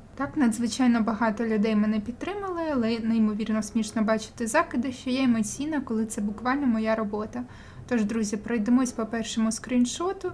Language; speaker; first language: Ukrainian; native; Ukrainian